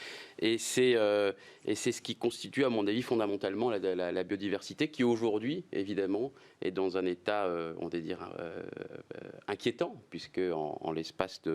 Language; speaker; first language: French; native; French